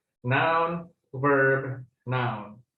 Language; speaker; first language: English; non-native, fluent; Indonesian